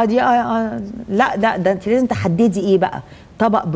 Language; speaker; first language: Arabic; native; Arabic